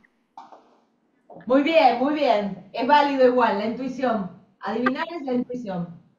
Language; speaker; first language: Spanish; native; Spanish